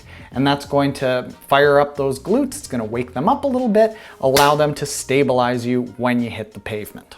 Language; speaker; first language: English; native; English